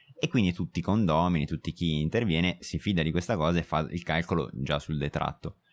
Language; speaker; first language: Italian; native; Italian